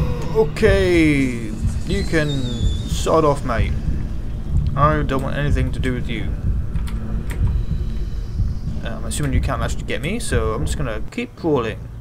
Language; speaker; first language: English; native; English